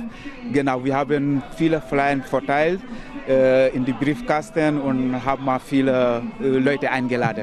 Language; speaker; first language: German; non-native, learner; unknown